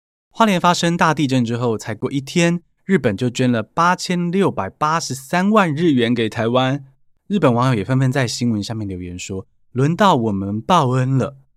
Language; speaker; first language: Chinese; native; Chinese